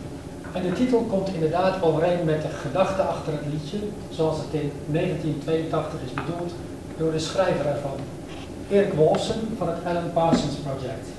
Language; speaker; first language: Dutch; native; Dutch